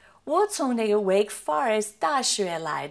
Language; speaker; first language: Chinese; non-native, fluent; English